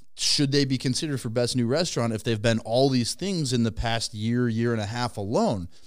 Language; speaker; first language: English; native; English